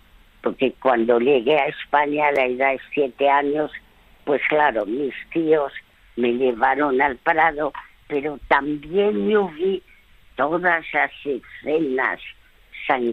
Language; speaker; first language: Spanish; early bilingual, other home language; French